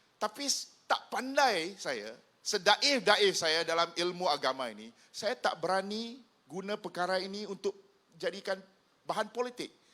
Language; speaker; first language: Malay; non-native, local second language; Chinese